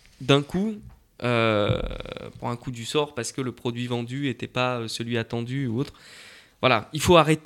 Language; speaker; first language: French; native; French